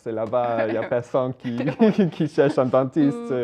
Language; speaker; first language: French; non-native, fluent; English